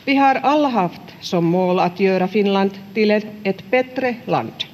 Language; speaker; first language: Swedish; non-native, local second language; Finnish